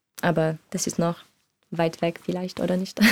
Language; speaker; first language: German; non-native, learner; French